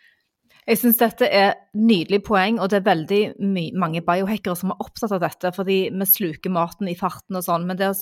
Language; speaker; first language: Norwegian; native; Norwegian